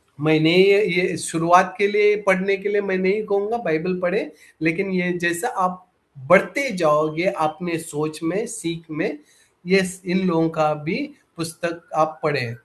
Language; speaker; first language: Hindi; non-native, local second language; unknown